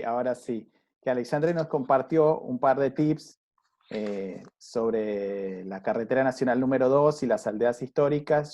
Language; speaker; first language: Spanish; native; Spanish